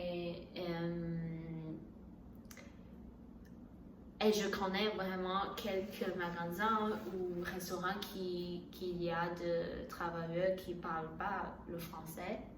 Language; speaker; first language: French; non-native, learner; Chinese